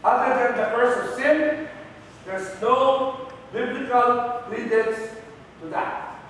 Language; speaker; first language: English; non-native, local second language; Filipino